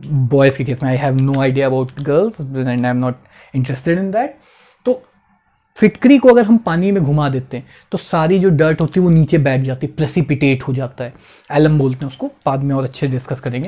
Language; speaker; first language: Hindi; native; Hindi